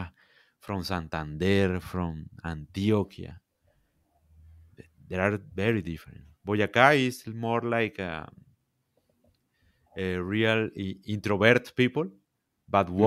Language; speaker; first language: English; non-native, learner; Spanish